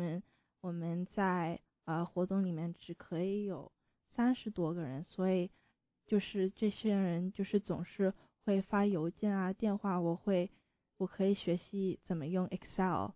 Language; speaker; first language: Chinese; early bilingual, heritage; Chinese